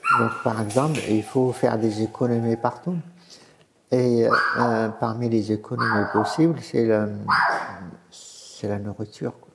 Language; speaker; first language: French; non-native, fluent; Arabic